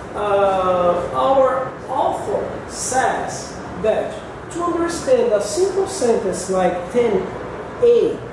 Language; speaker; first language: English; non-native, fluent; Portuguese